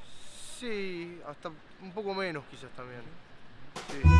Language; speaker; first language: Spanish; native; Spanish